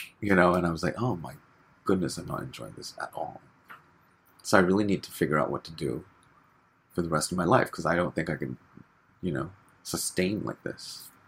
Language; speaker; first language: English; native; English